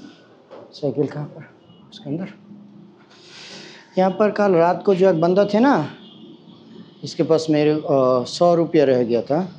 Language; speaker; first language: Hindi; non-native, learner; Bangla